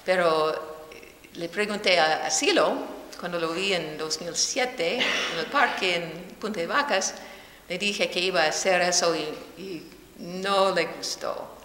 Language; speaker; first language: Spanish; non-native, fluent; English